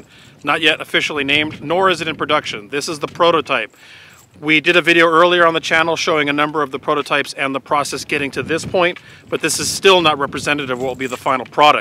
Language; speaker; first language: English; native; English